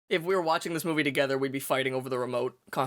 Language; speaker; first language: English; native; English